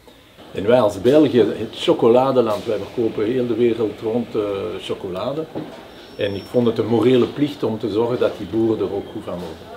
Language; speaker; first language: Dutch; native; Dutch